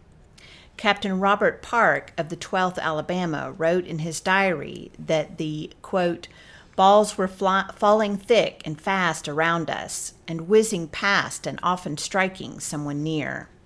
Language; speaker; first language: English; native; English